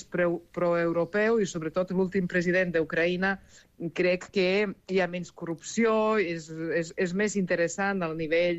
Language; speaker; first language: Catalan; non-native, fluent; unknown